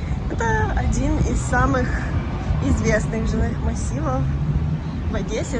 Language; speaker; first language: Russian; native; Russian